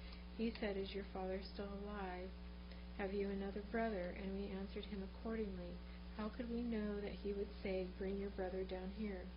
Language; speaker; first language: English; native; English